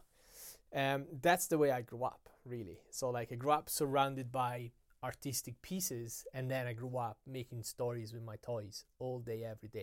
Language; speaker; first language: English; non-native, fluent; Italian